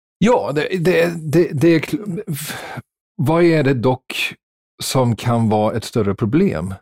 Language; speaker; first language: Swedish; non-native, fluent; English